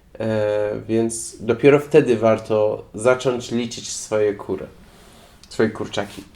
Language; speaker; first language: Polish; non-native, fluent; Persian